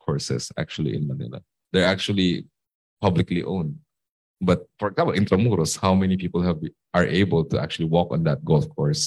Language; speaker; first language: English; non-native, local second language; Filipino